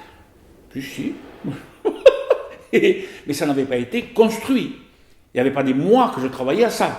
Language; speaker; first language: French; native; French